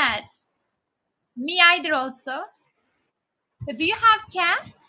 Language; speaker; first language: English; non-native, fluent; Turkish